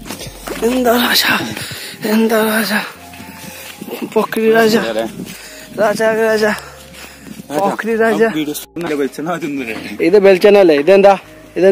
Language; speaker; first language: Malayalam; non-native, learner; Hindi